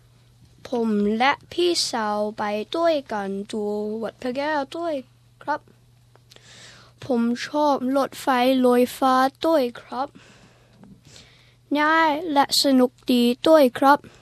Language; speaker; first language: Thai; early bilingual, heritage; Thai